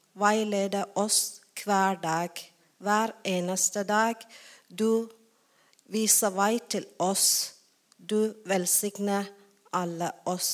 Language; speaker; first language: Norwegian; non-native, learner; Tamil